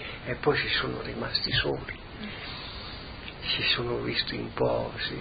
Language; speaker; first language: Italian; native; Italian